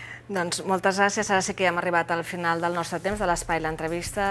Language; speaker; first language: Catalan; native; Catalan